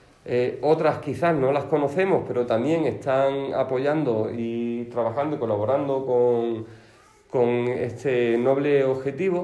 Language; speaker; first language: Spanish; native; Spanish